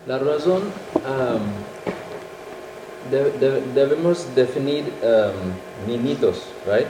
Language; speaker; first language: Spanish; non-native, fluent; English